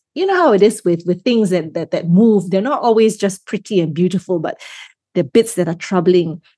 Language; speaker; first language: English; native; English